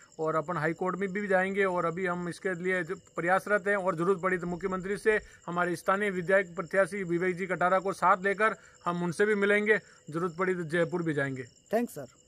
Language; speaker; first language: Hindi; native; Hindi